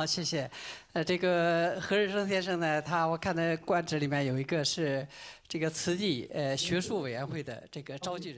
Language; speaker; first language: Chinese; native; Chinese